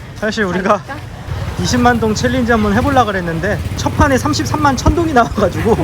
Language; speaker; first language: Korean; native; Korean